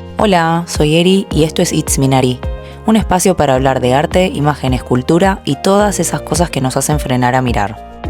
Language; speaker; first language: Spanish; early bilingual, other home language; Korean